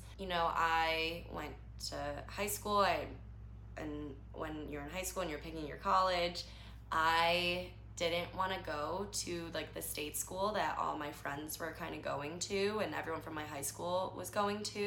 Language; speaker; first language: English; native; English